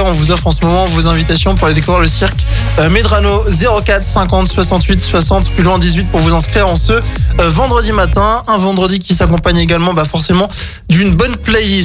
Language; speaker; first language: French; native; French